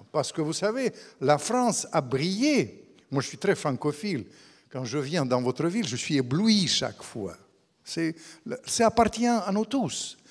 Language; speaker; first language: French; non-native, fluent; Russian